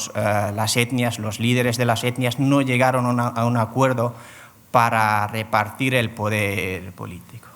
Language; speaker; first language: Spanish; non-native, fluent; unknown